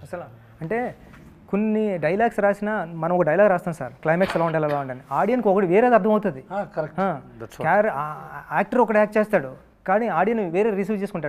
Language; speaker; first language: Telugu; native; Telugu